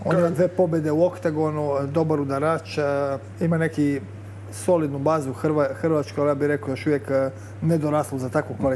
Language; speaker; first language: Croatian; native; Croatian